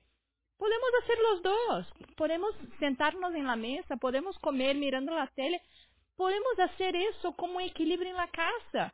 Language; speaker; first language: Spanish; non-native, fluent; Portuguese